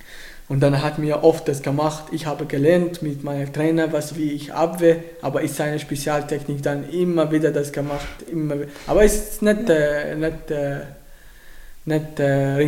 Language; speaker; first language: German; non-native, learner; Arabic